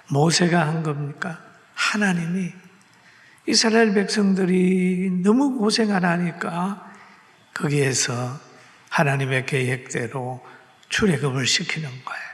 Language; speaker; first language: Korean; native; Korean